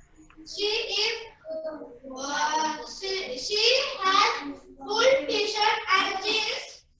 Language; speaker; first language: English; non-native, learner; Marathi